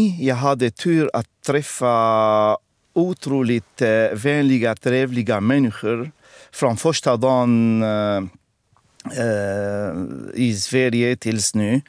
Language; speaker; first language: Swedish; non-native, fluent; Arabic